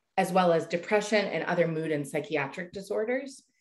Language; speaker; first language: English; native; English